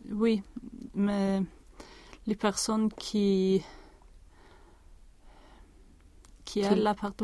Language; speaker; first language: French; non-native, learner; Swedish